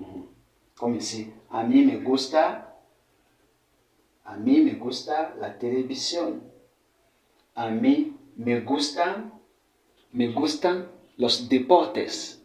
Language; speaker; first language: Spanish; non-native, fluent; French